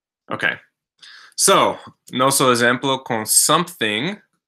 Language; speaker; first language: Portuguese; non-native, fluent; English